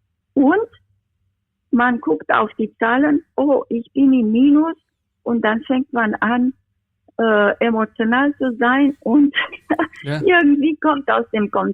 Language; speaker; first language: German; non-native, fluent; Romanian